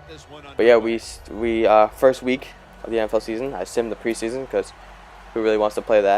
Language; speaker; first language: English; native; English